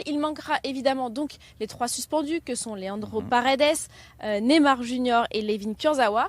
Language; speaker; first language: French; native; French